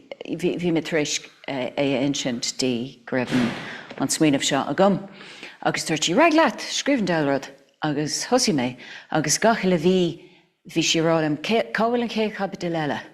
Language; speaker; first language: Irish; non-native, local second language; English